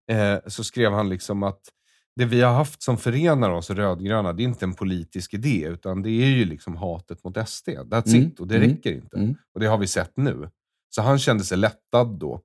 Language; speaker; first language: Swedish; native; Swedish